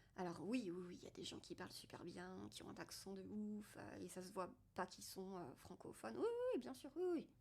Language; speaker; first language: French; native; French